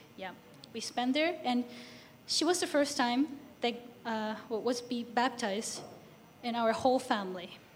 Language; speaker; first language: English; non-native, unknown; Japanese